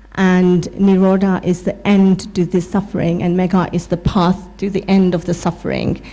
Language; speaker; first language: English; non-native, fluent; Burmese